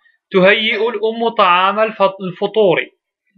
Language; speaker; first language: Arabic; native; Arabic